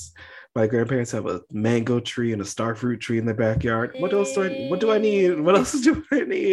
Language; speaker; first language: English; native; English